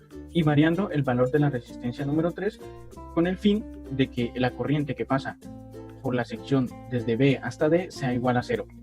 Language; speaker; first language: Spanish; native; Spanish